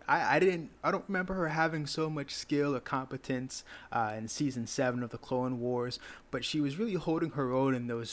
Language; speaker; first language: English; native; English